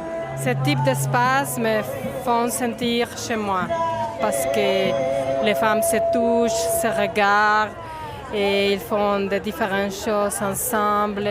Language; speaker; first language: French; non-native, fluent; Spanish